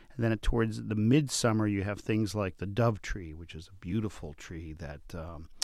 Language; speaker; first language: English; native; English